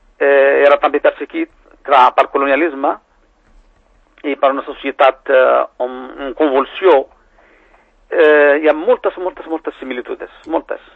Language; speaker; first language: Catalan; non-native, fluent; Berber languages